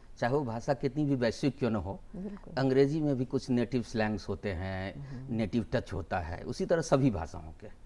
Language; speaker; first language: Hindi; non-native, local second language; Maithili